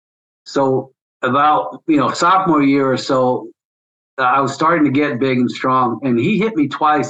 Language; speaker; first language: English; native; English